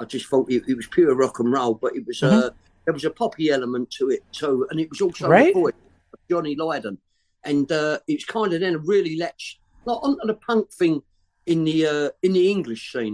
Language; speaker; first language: English; native; English